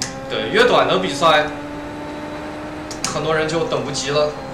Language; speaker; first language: Chinese; native; Chinese